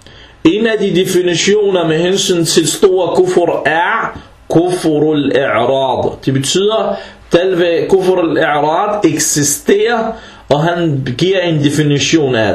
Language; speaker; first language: Danish; early bilingual, other home language; Arabic